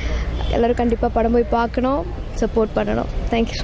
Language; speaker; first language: Tamil; non-native, learner; Malayalam